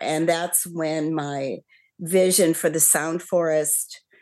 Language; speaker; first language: English; native; English